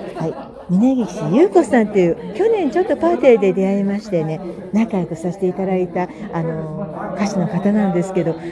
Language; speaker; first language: Japanese; native; Japanese